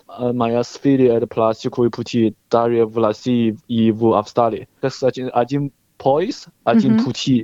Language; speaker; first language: Russian; non-native, learner; Chinese